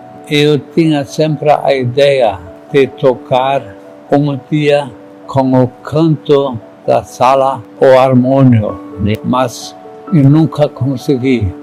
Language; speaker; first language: Portuguese; non-native, fluent; German